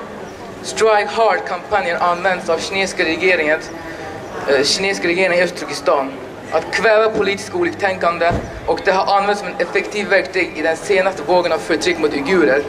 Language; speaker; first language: Swedish; non-native, learner; Uyghur